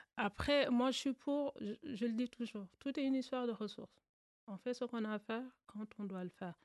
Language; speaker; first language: French; non-native, local second language; Wolof